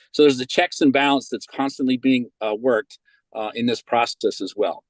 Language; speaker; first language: English; native; English